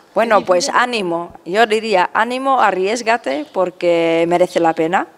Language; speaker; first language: Spanish; non-native, fluent; Czech